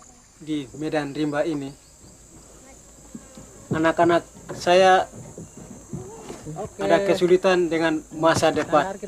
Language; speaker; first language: Indonesian; non-native, local second language; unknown